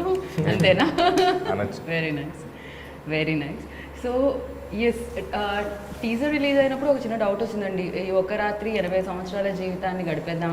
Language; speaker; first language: Telugu; native; Telugu